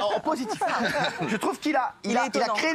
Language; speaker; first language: French; native; French